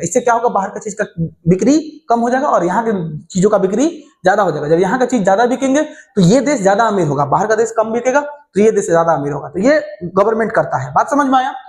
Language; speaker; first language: Hindi; native; Hindi